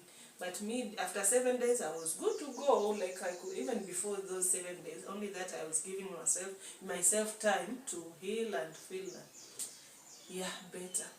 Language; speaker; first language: English; non-native, local second language; Swahili